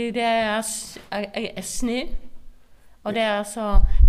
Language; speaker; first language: Danish; non-native, local second language; Faroese